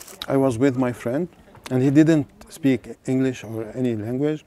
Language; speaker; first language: English; non-native, fluent; Arabic